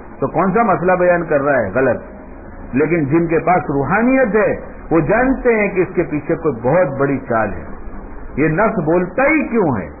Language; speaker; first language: Urdu; native; Urdu